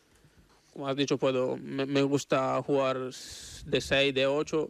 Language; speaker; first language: Spanish; non-native, fluent; Italian